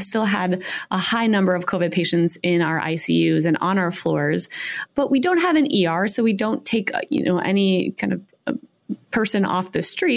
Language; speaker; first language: English; native; English